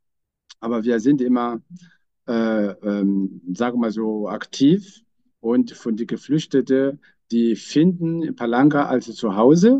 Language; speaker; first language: German; non-native, fluent; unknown